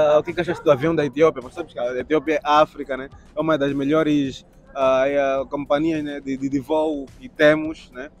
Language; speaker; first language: Portuguese; native; Portuguese